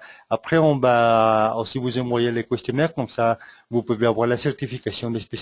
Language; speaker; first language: French; non-native, fluent; Spanish